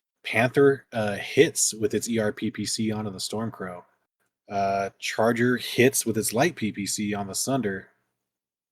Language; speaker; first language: English; native; English